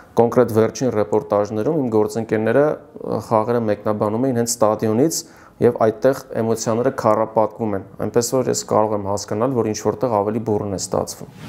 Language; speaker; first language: Armenian; native; Armenian